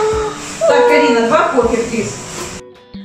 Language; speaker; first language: Russian; native; Russian